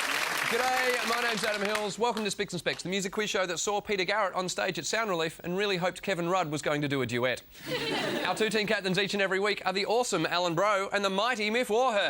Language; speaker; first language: English; native; English